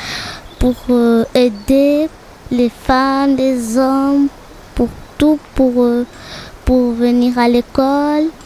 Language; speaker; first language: French; non-native, learner; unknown